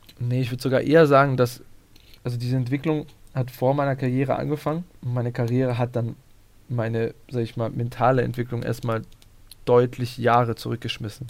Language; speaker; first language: German; early bilingual, other home language; Bosnian